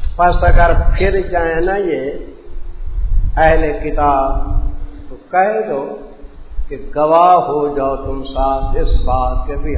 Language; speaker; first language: Urdu; non-native, local second language; Saraiki